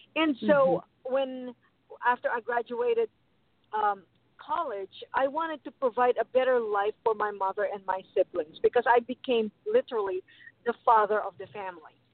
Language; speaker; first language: English; non-native, local second language; Filipino